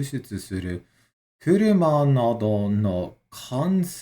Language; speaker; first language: Japanese; non-native, learner; English